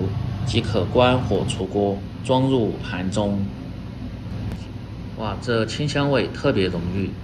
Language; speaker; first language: Chinese; native; Chinese